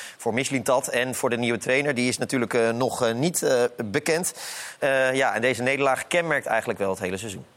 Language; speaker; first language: Dutch; native; Dutch